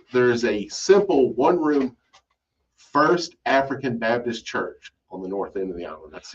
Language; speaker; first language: English; native; English